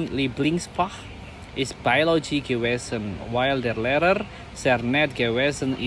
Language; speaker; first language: German; non-native, learner; Indonesian